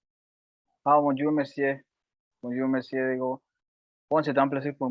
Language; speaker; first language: French; non-native, learner; Spanish